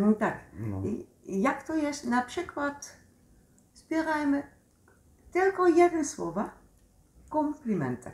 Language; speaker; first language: Polish; non-native, learner; Dutch